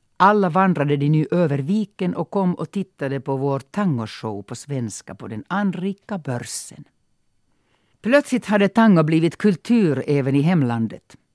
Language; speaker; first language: Swedish; non-native, local second language; Finnish